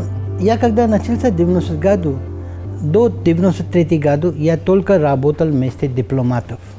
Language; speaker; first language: Russian; non-native, learner; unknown